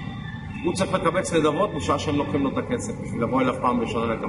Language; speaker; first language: Hebrew; native; Hebrew